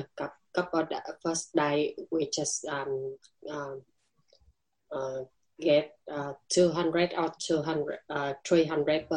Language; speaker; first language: English; non-native, learner; Vietnamese